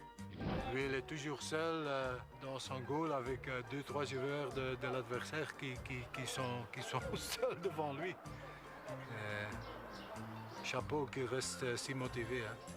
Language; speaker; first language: French; non-native, local second language; Dutch